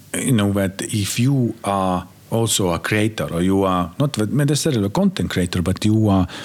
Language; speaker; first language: English; non-native, fluent; Estonian